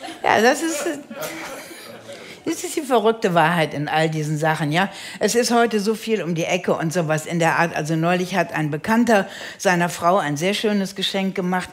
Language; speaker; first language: German; native; German